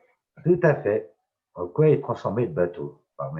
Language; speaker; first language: French; native; French